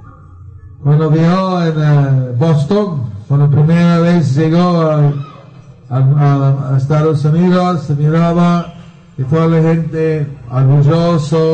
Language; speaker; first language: Spanish; non-native, learner; Bangla